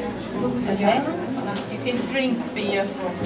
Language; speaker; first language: English; non-native, learner; German